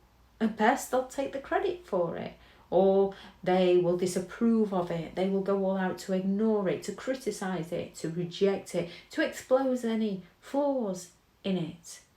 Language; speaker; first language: English; native; English